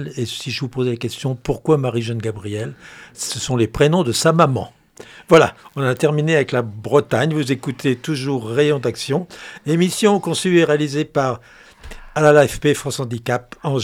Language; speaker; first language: French; native; French